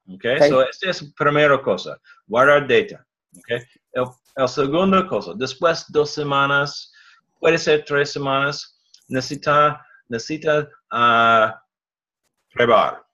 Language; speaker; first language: Spanish; non-native, learner; English